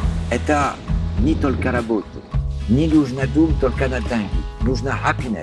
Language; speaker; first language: Russian; non-native, learner; French